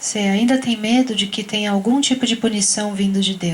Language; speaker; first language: Portuguese; native; Portuguese